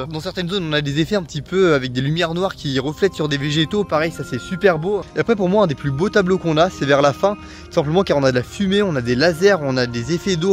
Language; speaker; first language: French; native; French